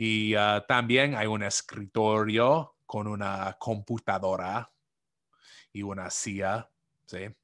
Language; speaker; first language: Spanish; non-native, fluent; English